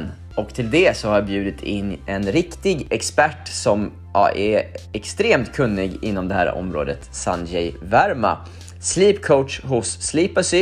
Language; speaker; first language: Swedish; native; Swedish